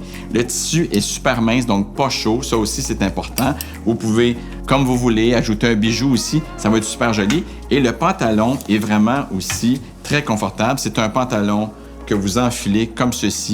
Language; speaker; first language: French; native; French